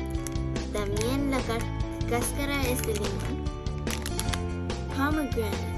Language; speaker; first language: Spanish; early bilingual, heritage; Spanish